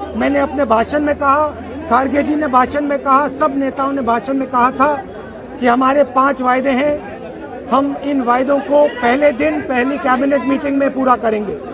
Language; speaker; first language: Hindi; native; Hindi